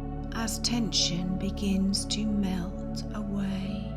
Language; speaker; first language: English; native; English